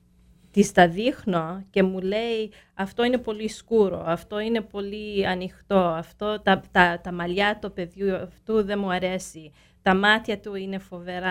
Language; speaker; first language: Greek; early bilingual, heritage; Greek